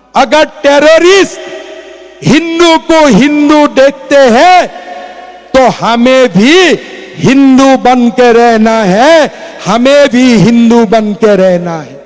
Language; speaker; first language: Hindi; non-native, local second language; Assamese